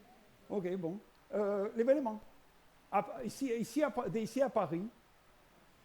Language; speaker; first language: French; non-native, learner; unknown